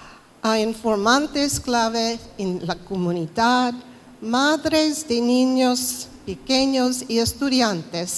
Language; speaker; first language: Spanish; non-native, fluent; English